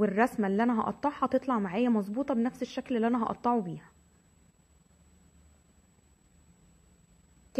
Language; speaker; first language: Arabic; native; Arabic